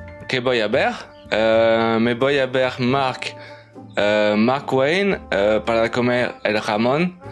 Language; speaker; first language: Spanish; non-native, learner; French